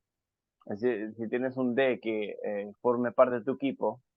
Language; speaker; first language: Spanish; non-native, fluent; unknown